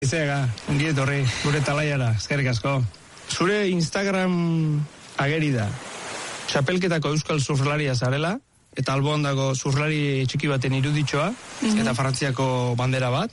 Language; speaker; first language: Basque; native; Basque